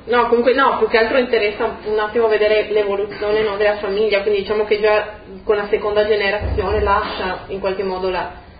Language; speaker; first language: Italian; native; Italian